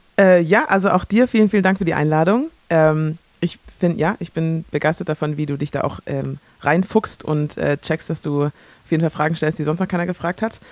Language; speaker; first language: German; early bilingual, other home language; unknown